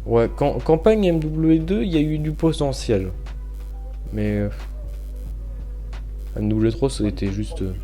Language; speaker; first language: French; native; French